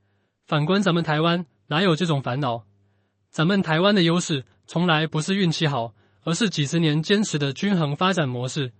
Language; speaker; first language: Chinese; native; Chinese